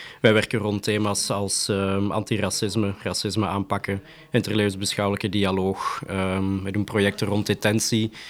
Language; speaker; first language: Dutch; native; Dutch